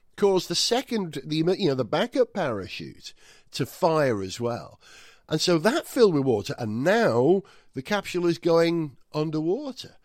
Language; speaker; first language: English; non-native, local second language; Welsh